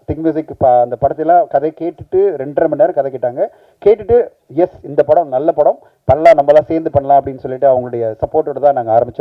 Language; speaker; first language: Tamil; native; Tamil